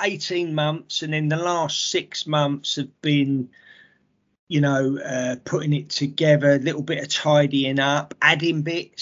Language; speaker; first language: English; native; English